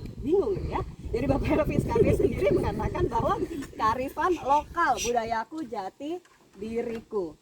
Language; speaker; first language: Indonesian; native; Indonesian